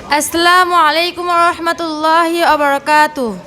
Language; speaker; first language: Arabic; non-native, learner; Bangla